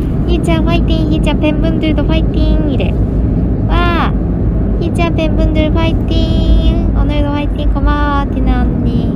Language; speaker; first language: Korean; non-native, fluent; Japanese